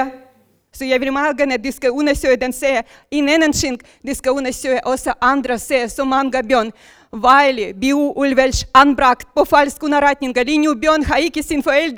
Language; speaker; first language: Danish; non-native, local second language; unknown